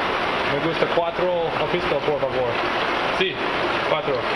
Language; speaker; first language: Spanish; non-native, learner; English